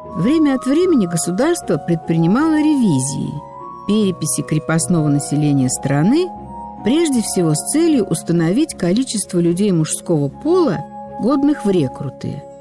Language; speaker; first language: Russian; native; Russian